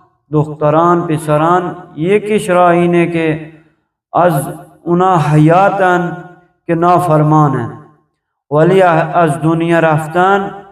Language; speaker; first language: Persian; non-native, fluent; Urdu